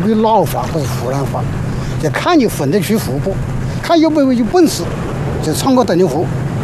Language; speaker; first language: Chinese; native; Chinese